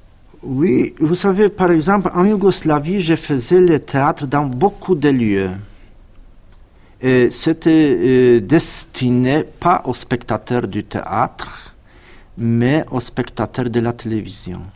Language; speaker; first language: French; non-native, fluent; Polish